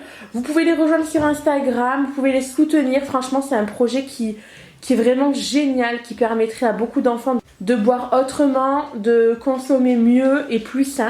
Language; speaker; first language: French; native; French